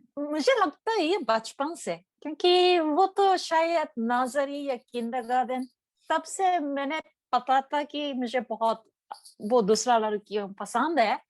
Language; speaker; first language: Hindi; non-native, learner; Japanese